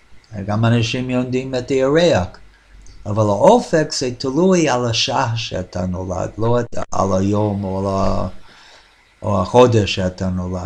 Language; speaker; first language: Hebrew; non-native, fluent; English